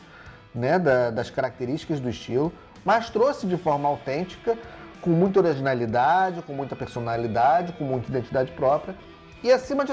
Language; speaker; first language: Portuguese; native; Portuguese